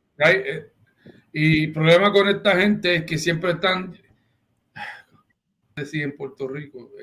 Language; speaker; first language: Spanish; early bilingual, heritage; Spanish